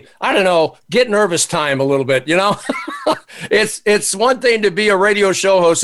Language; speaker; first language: English; native; English